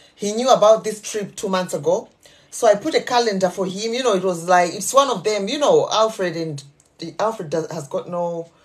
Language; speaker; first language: English; non-native, local second language; Nyanja